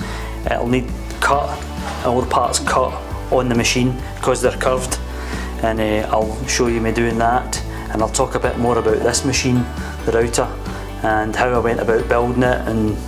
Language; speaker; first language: English; native; English